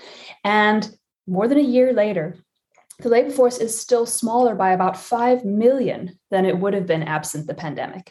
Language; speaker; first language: English; native; English